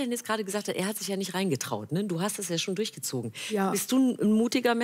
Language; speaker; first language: German; native; German